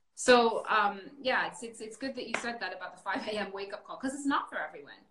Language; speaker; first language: English; native; English